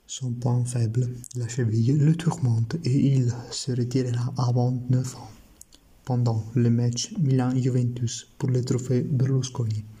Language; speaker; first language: French; non-native, learner; Italian